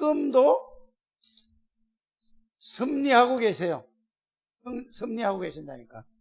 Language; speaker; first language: Korean; native; Korean